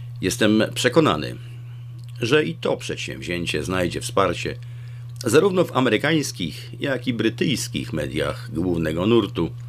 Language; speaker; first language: Polish; native; Polish